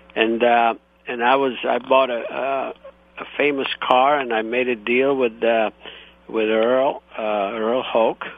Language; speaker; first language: English; non-native, fluent; Croatian